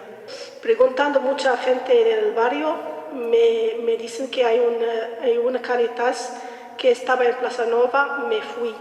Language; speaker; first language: Spanish; non-native, learner; Arabic